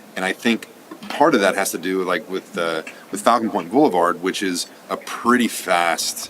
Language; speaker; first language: English; native; English